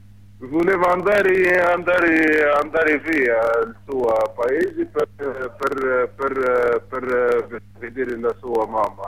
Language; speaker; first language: Italian; non-native, learner; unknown